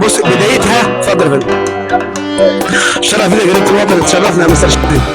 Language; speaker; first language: Arabic; native; Arabic